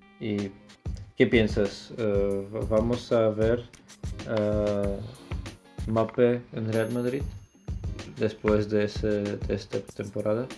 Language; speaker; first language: Spanish; non-native, learner; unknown